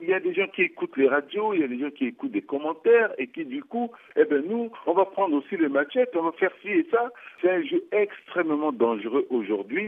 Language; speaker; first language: French; non-native, local second language; Sango